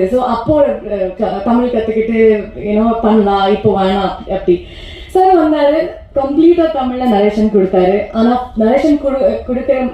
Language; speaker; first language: Tamil; non-native, learner; Kannada